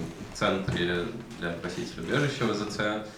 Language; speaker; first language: Russian; native; Russian